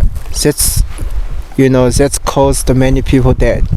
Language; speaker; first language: English; non-native, learner; Chinese